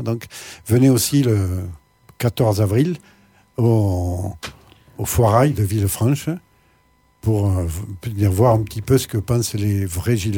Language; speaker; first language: French; native; French